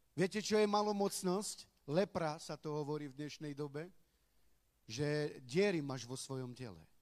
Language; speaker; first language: Slovak; non-native, local second language; Romany